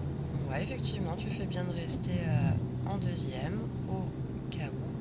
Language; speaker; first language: French; native; French